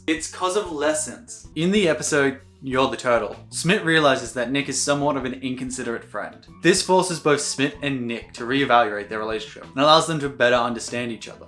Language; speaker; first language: English; native; English